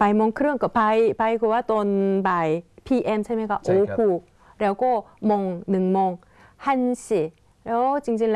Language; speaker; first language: Thai; non-native, fluent; Korean